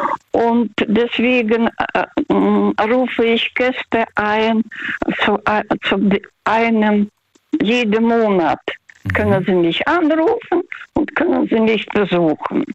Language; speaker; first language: German; non-native, fluent; Russian